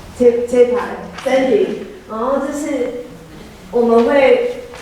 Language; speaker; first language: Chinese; early bilingual, heritage; Chinese